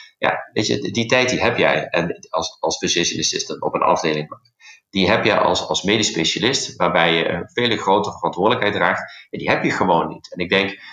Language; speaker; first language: Dutch; non-native, local second language; Limburgish